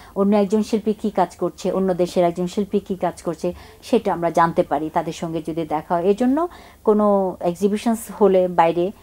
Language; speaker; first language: Bangla; non-native, local second language; Chakma